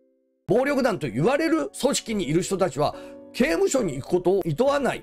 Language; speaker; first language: Japanese; native; Japanese